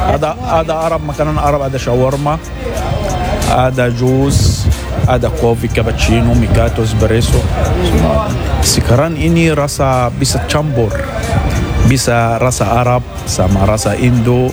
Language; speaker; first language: Indonesian; non-native, learner; Arabic